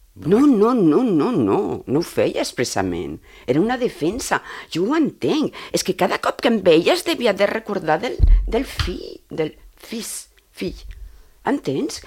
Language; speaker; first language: Catalan; early bilingual, heritage; Catalan